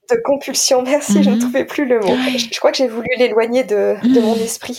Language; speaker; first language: French; native; French